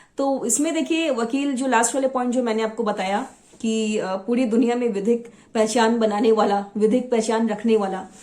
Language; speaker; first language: Hindi; non-native, local second language; Assamese